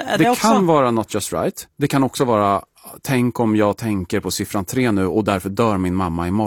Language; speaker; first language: Swedish; native; Swedish